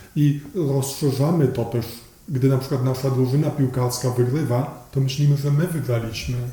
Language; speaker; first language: Polish; native; Polish